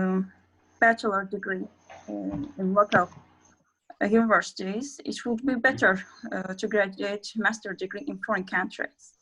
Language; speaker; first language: English; non-native, learner; Azerbaijani